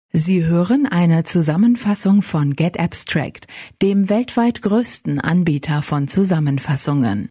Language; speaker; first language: German; native; German